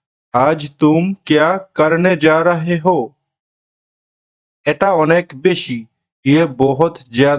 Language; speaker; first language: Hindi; non-native, local second language; Bangla